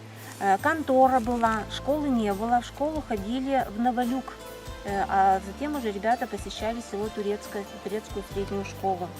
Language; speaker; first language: Russian; native; Russian